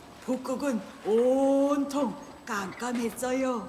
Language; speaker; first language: Korean; native; Korean